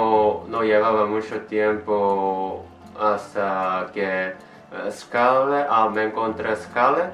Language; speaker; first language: Spanish; non-native, learner; Korean